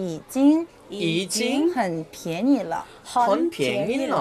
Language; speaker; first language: Chinese; non-native, learner; Korean